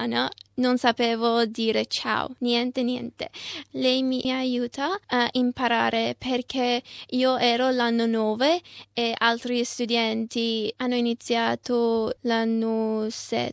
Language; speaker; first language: Italian; non-native, learner; Persian